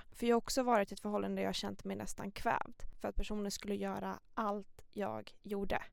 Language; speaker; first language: Swedish; early bilingual, other home language; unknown